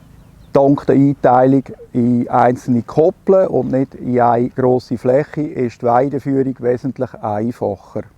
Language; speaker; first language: German; native; German